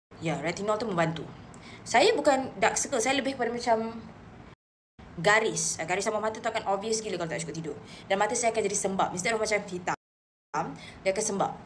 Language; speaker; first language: Malay; native; Malay